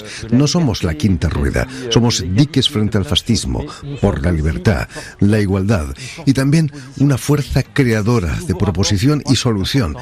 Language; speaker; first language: Spanish; native; Spanish